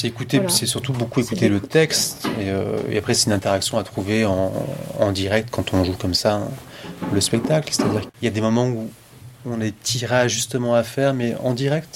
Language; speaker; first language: French; native; French